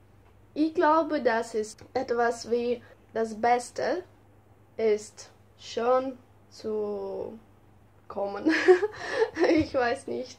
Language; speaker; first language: German; non-native, learner; Russian